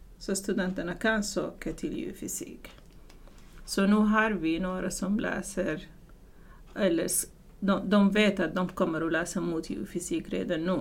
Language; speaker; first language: Swedish; non-native, fluent; Arabic